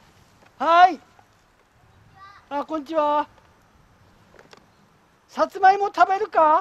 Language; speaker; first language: Japanese; native; Japanese